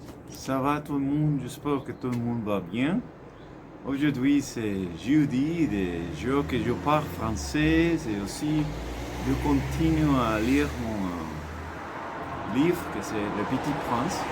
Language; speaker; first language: French; non-native, learner; Spanish